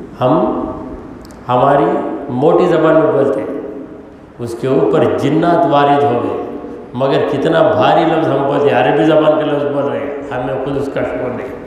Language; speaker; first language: Urdu; native; Urdu